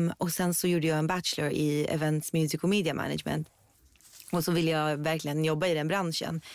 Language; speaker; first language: Swedish; early bilingual, other home language; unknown